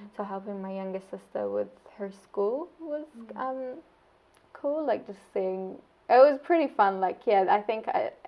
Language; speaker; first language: English; non-native, fluent; Arabic